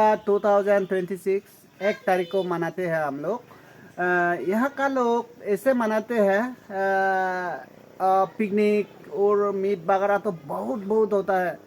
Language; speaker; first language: Hindi; non-native, local second language; Mizo